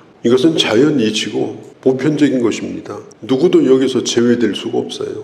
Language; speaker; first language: Korean; native; Korean